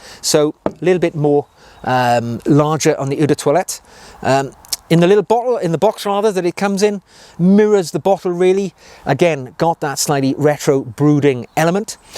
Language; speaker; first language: English; native; English